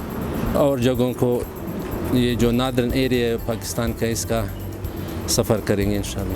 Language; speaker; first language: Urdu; non-native, local second language; Pashto